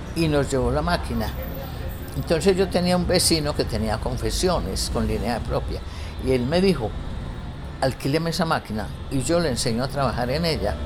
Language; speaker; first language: Spanish; native; Spanish